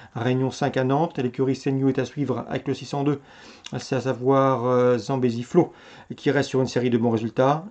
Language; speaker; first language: French; native; French